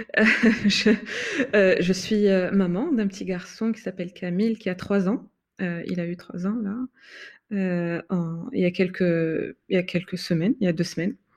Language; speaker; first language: French; non-native, fluent; Arabic